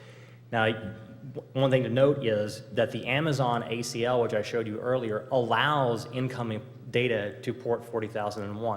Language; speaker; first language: English; native; English